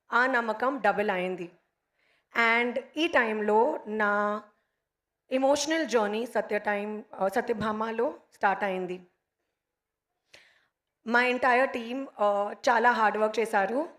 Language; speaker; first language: Telugu; non-native, local second language; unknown